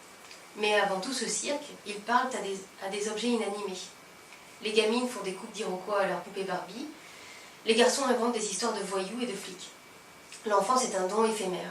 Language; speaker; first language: French; native; French